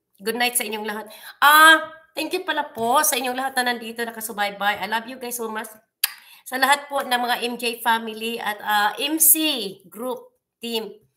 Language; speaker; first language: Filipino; non-native, local second language; Cebuano